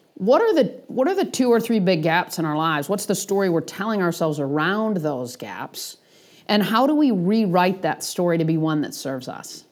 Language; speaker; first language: English; native; English